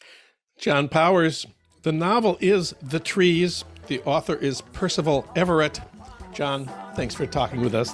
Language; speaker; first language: English; native; English